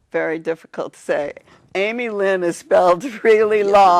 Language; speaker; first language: English; native; English